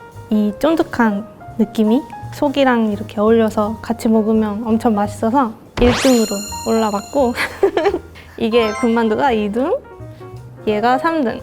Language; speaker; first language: Korean; non-native, fluent; Japanese